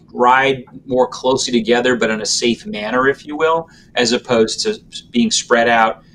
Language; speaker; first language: English; native; English